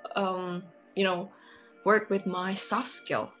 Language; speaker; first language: English; non-native, fluent; Indonesian